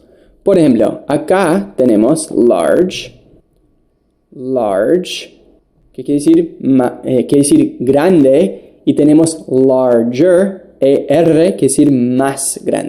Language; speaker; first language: Spanish; non-native, fluent; English